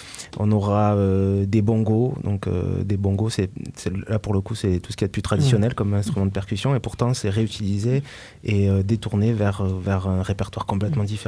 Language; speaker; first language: French; native; French